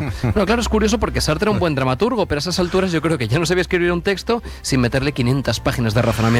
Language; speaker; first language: Spanish; native; Spanish